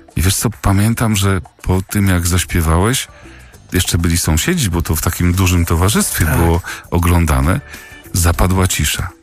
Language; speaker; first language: Polish; native; Polish